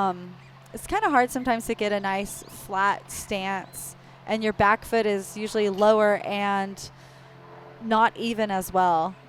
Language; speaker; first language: English; native; English